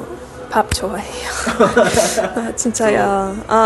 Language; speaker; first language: Korean; non-native, learner; English